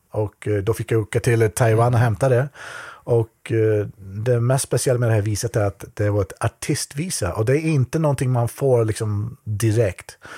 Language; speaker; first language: Swedish; native; Swedish